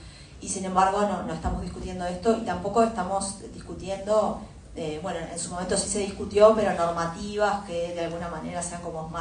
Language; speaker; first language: Spanish; native; Spanish